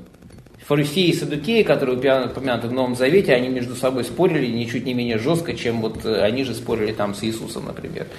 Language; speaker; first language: Russian; native; Russian